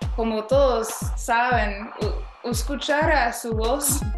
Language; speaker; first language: Spanish; non-native, fluent; English